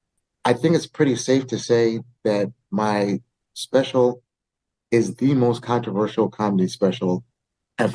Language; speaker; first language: English; native; English